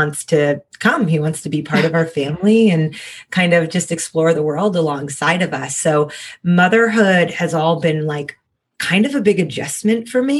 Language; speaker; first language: English; native; English